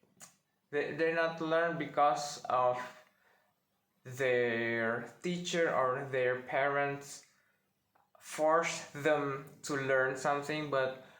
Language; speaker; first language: English; non-native, learner; Indonesian